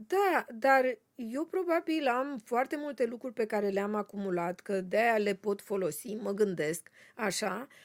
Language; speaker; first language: Romanian; native; Romanian